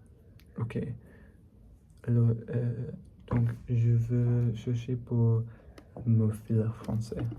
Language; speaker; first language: French; non-native, learner; English